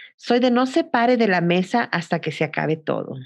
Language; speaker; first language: Spanish; early bilingual, heritage; Spanish